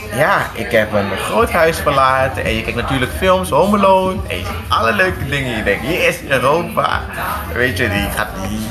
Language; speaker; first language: Dutch; early bilingual, other home language; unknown